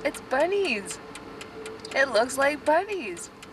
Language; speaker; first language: English; native; English